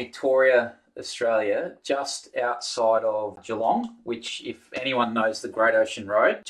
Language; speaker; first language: English; native; English